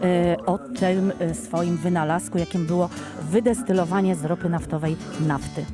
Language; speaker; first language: Polish; native; Polish